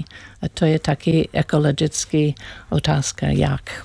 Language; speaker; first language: Czech; non-native, learner; English